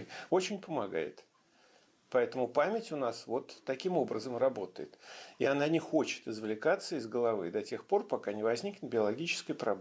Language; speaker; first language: Russian; native; Russian